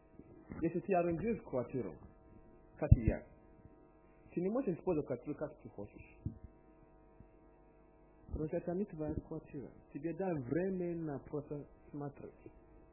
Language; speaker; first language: Russian; non-native, learner; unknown